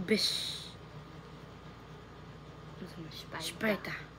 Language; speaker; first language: German; non-native, learner; Filipino